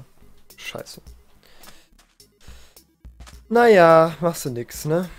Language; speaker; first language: German; native; German